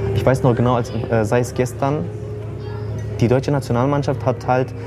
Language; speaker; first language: German; native; German